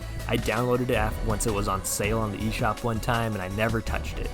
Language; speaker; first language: English; native; English